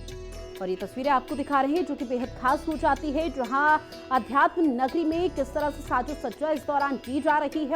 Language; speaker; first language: Hindi; native; Hindi